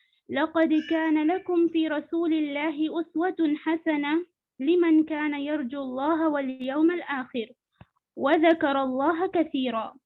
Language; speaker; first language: Arabic; non-native, learner; Urdu